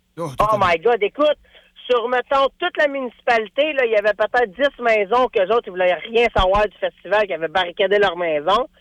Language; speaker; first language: French; native; French